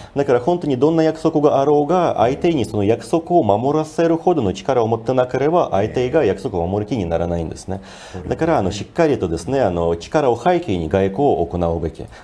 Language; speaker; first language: Japanese; non-native, fluent; Ukrainian